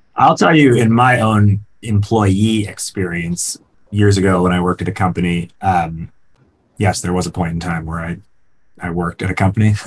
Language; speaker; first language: English; native; English